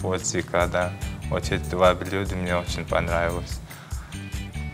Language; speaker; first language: Russian; non-native, fluent; Turkmen